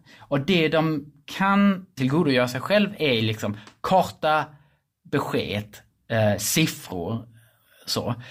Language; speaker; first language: Swedish; non-native, fluent; German